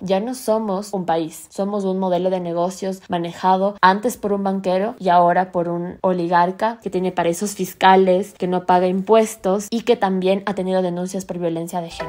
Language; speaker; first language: Spanish; native; Spanish